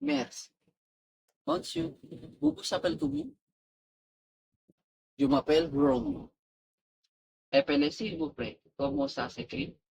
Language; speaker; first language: French; non-native, learner; Filipino